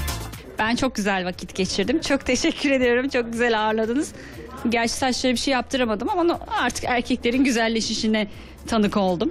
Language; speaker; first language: Turkish; native; Turkish